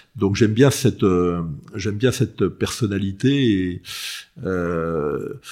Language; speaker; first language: French; native; French